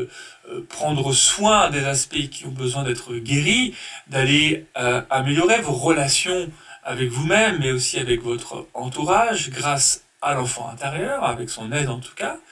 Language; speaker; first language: French; native; French